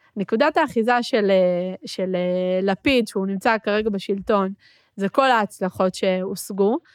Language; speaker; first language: Hebrew; early bilingual, other home language; Spanish